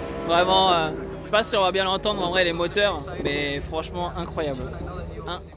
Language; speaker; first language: French; native; French